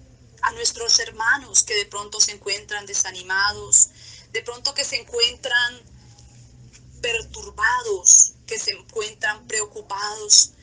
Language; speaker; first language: Spanish; native; Spanish